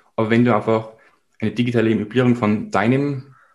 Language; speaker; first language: German; native; German